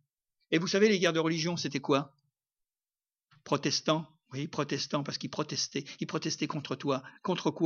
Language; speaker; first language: French; native; French